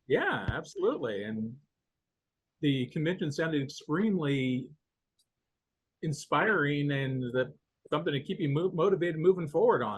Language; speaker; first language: English; native; English